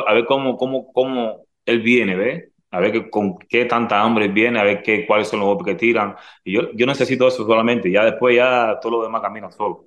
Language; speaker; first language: Spanish; native; Spanish